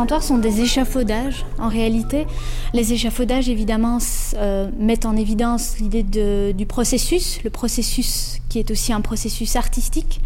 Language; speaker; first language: French; native; French